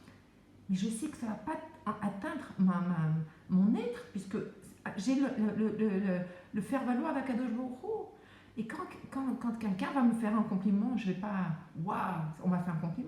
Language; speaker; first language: French; native; French